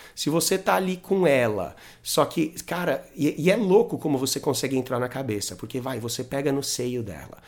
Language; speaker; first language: Portuguese; non-native, fluent; English